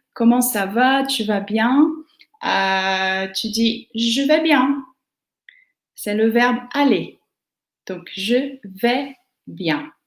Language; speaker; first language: French; non-native, fluent; Portuguese